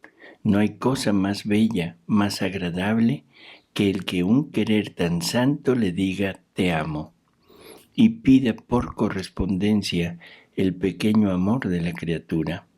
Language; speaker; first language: Spanish; native; Spanish